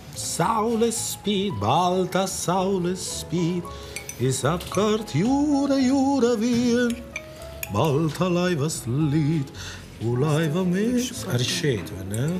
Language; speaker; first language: Latvian; non-native, fluent; Italian